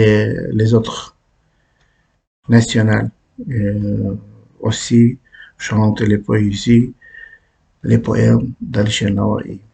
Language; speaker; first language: French; non-native, learner; Uzbek